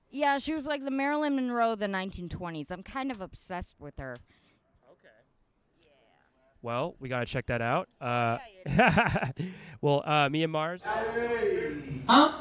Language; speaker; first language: English; native; English